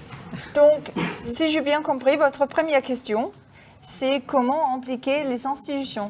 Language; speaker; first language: French; non-native, fluent; Danish